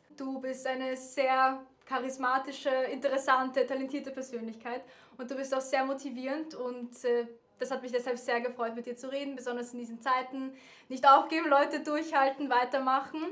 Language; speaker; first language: German; native; German